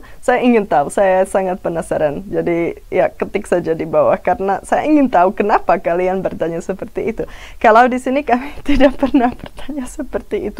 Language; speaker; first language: Indonesian; non-native, fluent; Czech